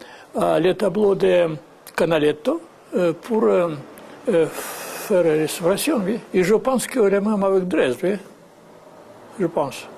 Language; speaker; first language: French; non-native, fluent; Russian